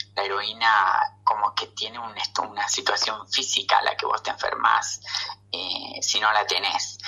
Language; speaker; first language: Spanish; native; Spanish